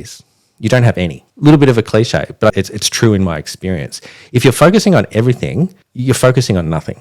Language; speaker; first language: English; native; English